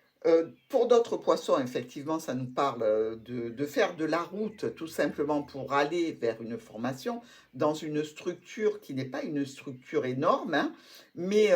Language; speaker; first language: French; native; French